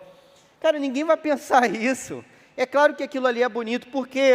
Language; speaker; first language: Portuguese; native; Portuguese